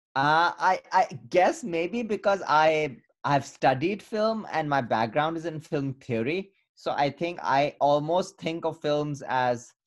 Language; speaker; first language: English; non-native, local second language; Urdu